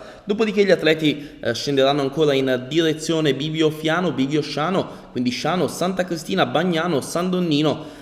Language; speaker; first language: Italian; native; Italian